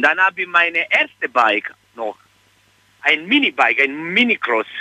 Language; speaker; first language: German; non-native, fluent; Italian